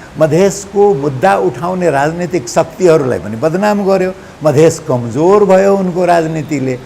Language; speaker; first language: Nepali; non-native, local second language; Maithili